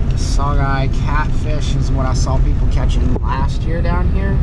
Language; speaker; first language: English; native; English